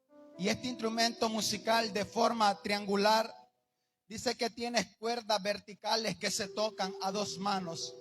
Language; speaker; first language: Spanish; native; Spanish